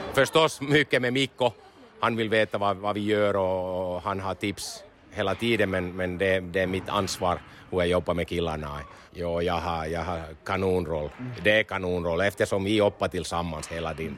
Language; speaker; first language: Swedish; non-native, learner; Finnish